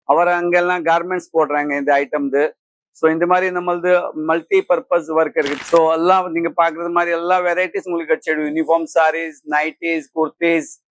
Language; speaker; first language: Tamil; non-native, fluent; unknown